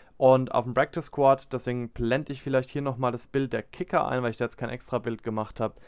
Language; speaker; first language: German; native; German